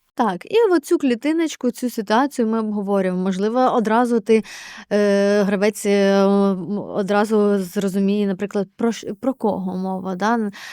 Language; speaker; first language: Ukrainian; native; Ukrainian